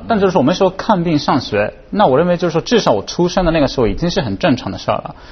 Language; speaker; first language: Chinese; non-native, fluent; Japanese